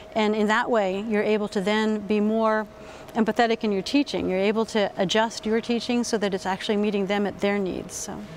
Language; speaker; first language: English; native; English